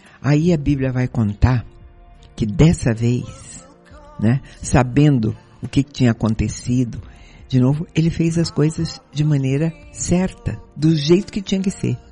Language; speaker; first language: Portuguese; native; Portuguese